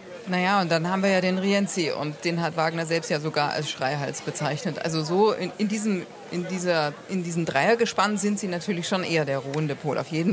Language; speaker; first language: German; native; German